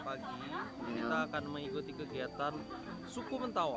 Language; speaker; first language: Indonesian; native; Indonesian